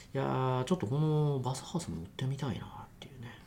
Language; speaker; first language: Japanese; non-native, fluent; Chinese